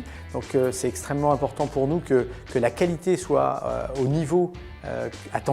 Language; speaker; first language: French; native; French